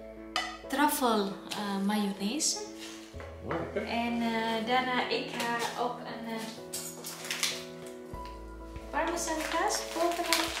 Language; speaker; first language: Dutch; non-native, learner; Indonesian